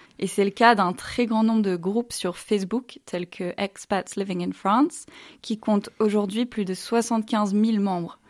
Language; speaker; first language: French; early bilingual, other home language; English